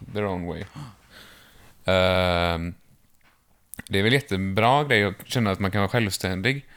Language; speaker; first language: Swedish; native; Swedish